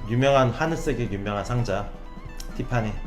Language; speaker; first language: Korean; native; Korean